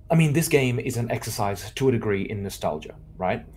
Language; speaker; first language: English; native; English